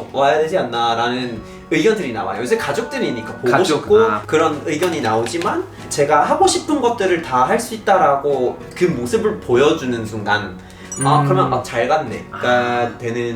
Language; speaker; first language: Korean; non-native, fluent; English